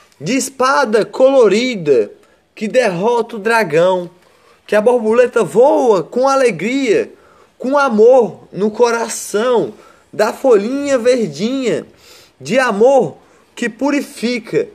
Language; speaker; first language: Portuguese; native; Portuguese